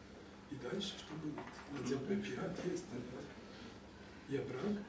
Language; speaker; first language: Russian; non-native, learner; Serbian